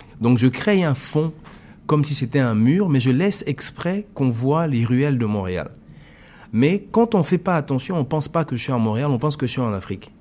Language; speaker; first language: French; non-native, local second language; Lingala